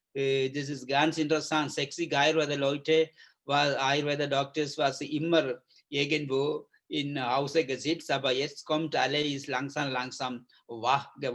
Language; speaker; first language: German; non-native, learner; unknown